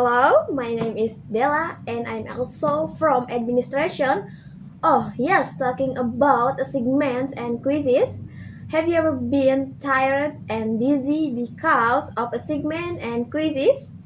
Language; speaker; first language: English; non-native, learner; Indonesian